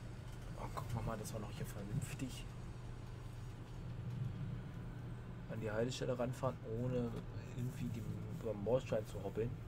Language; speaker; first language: German; native; German